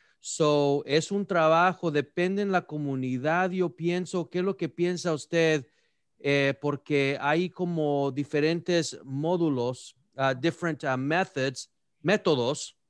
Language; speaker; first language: Spanish; early bilingual, heritage; Spanish